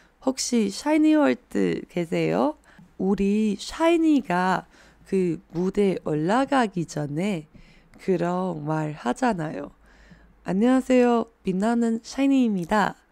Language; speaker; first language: Korean; non-native, fluent; Chinese